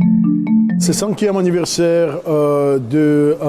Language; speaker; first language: French; non-native, learner; Russian